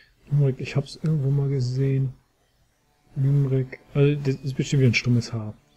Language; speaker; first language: German; native; German